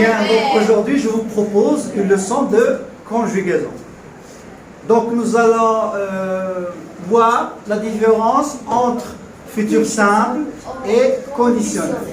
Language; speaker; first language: French; non-native, local second language; Arabic